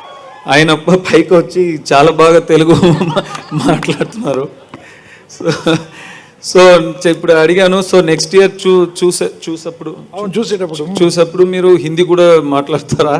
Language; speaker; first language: Telugu; non-native, learner; Tamil